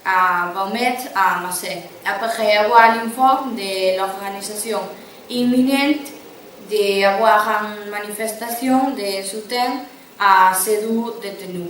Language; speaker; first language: French; non-native, learner; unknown